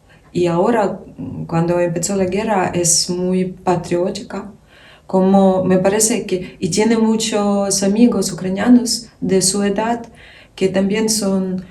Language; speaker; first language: Spanish; non-native, learner; Ukrainian